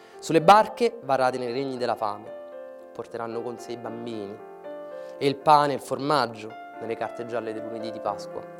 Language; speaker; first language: Italian; early bilingual, other home language; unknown